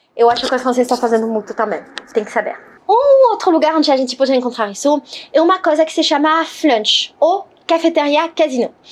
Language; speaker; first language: Portuguese; non-native, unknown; French